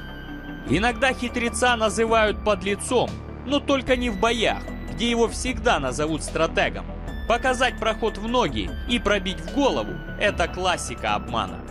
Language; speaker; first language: Russian; native; Russian